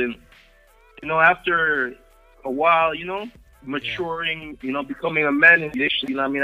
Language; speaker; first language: English; native; English